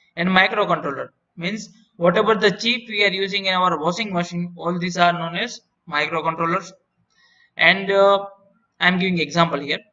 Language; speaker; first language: English; non-native, local second language; Gujarati